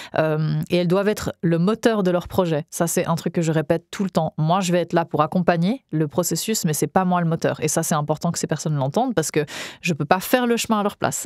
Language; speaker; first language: French; native; French